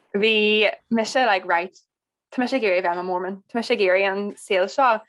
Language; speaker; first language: Irish; non-native, local second language; English